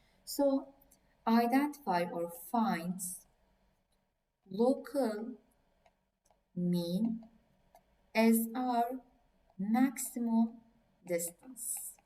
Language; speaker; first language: English; non-native, fluent; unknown